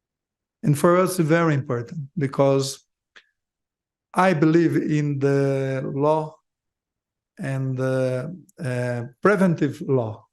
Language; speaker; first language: English; non-native, learner; Portuguese